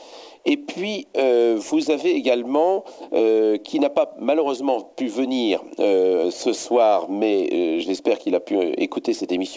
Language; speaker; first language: French; native; French